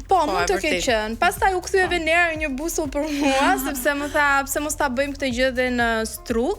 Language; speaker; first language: Albanian; native; Albanian